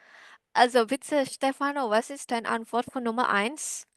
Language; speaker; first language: German; non-native, learner; Indonesian